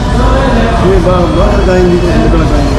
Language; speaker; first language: Filipino; non-native, learner; Punjabi